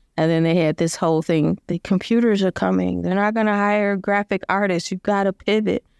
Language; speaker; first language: English; native; English